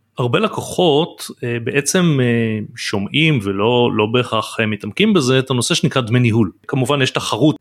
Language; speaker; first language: Hebrew; native; Hebrew